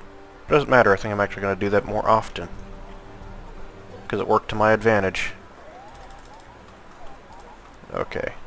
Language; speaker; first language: English; native; English